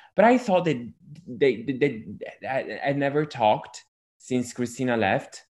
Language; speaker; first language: English; non-native, fluent; Italian